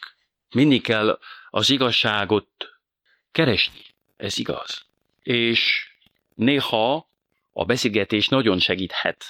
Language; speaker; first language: Hungarian; non-native, fluent; French